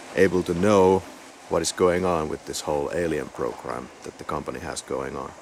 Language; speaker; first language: English; non-native, fluent; Finnish